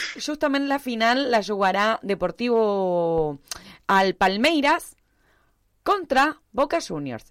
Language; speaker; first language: Catalan; early bilingual, heritage; Spanish